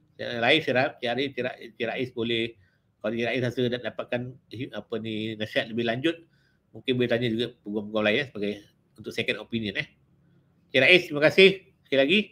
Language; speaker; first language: Malay; native; Malay